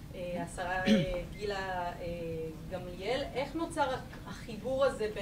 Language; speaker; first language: Hebrew; non-native, learner; Persian